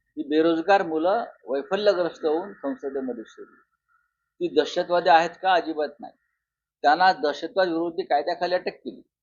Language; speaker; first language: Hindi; non-native, local second language; Marathi